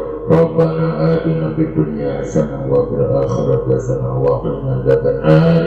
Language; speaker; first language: Arabic; non-native, fluent; Sundanese